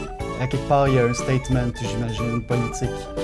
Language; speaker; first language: French; native; French